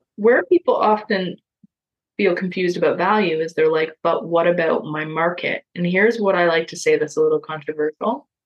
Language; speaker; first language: English; native; English